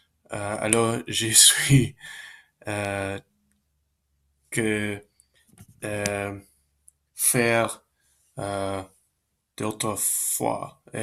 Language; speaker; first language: French; non-native, learner; Spanish